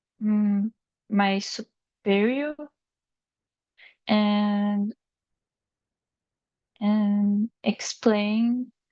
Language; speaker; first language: English; non-native, learner; Portuguese